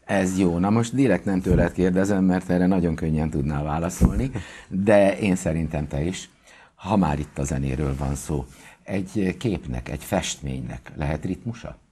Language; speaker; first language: Hungarian; native; Hungarian